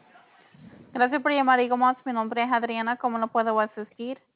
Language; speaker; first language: Spanish; early bilingual, heritage; Spanish